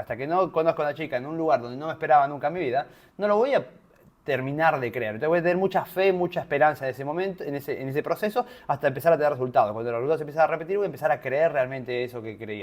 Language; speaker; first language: Spanish; native; Spanish